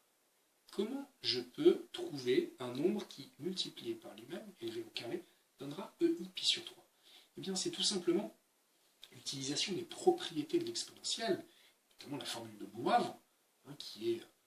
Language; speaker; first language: French; native; French